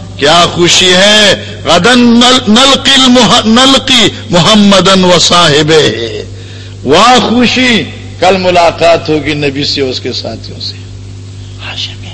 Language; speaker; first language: Urdu; non-native, local second language; Northern Hindko